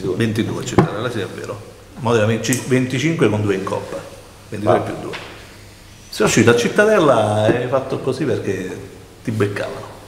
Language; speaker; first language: Italian; native; Italian